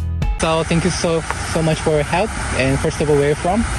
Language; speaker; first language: English; non-native, learner; Japanese